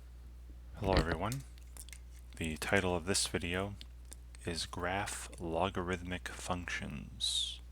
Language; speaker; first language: English; native; English